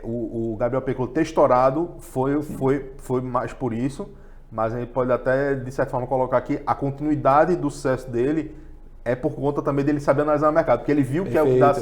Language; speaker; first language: Portuguese; native; Portuguese